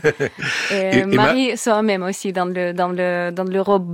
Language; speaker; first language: French; non-native, learner; Russian